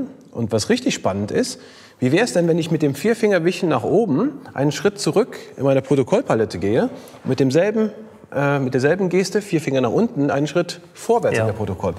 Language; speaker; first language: German; native; German